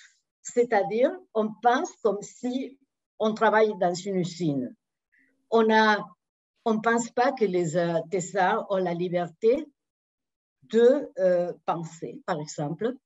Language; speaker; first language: French; non-native, fluent; Spanish